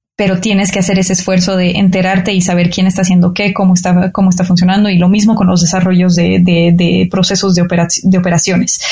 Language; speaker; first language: Spanish; native; Spanish